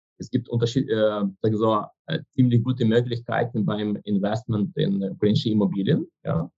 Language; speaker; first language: German; non-native, fluent; Ukrainian